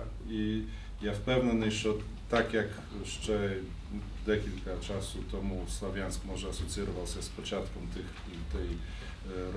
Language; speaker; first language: Ukrainian; non-native, fluent; Polish